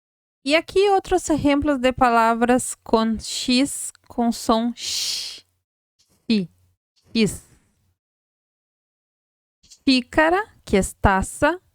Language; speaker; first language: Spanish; non-native, fluent; Portuguese